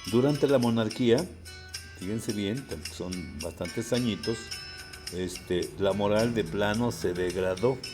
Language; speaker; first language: Spanish; native; Spanish